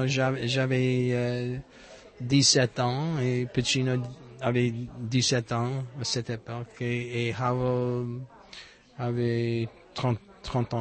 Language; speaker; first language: French; non-native, learner; English